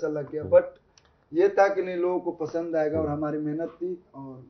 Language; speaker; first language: Hindi; native; Hindi